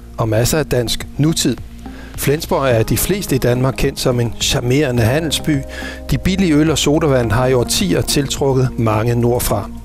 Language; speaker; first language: Danish; native; Danish